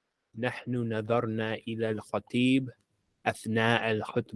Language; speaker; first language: Arabic; non-native, learner; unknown